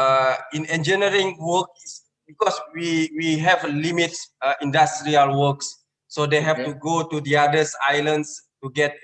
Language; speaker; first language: English; non-native, learner; Indonesian